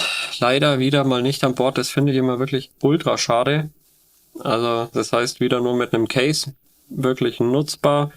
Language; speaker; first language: German; native; German